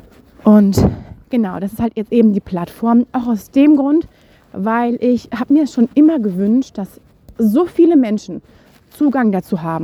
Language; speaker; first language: German; native; German